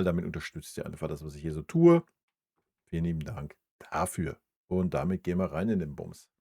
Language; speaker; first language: German; native; German